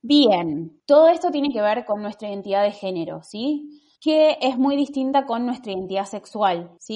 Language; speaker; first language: Spanish; native; Spanish